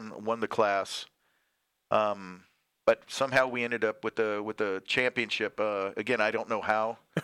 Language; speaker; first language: English; native; English